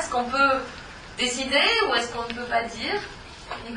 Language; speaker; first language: French; native; French